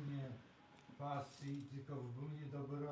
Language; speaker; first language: Polish; native; Polish